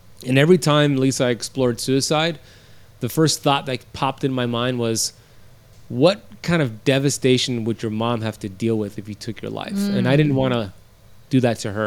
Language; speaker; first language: English; native; English